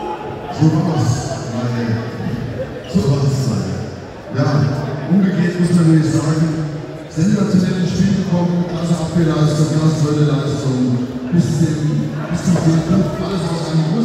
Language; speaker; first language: German; native; German